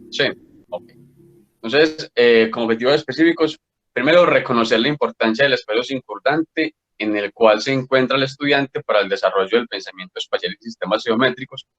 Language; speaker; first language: Spanish; native; Spanish